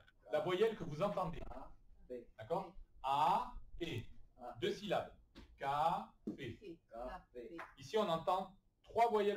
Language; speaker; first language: French; native; French